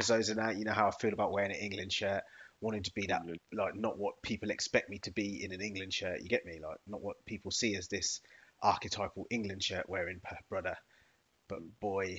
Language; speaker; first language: English; native; English